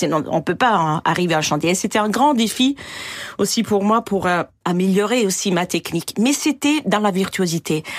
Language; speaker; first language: French; non-native, fluent; Italian